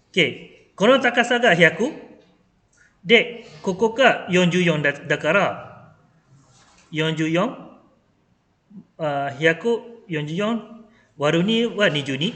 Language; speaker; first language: Japanese; non-native, fluent; Malay